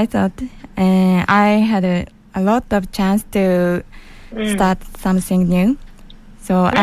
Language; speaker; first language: English; non-native, learner; Japanese